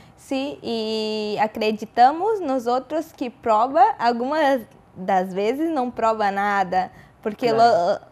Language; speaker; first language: Spanish; non-native, learner; Portuguese